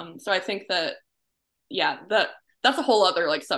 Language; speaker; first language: English; native; English